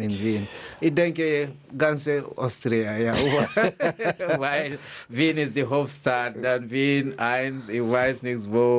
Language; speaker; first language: German; non-native, learner; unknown